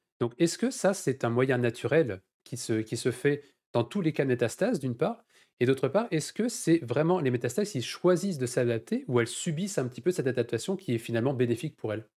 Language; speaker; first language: French; native; French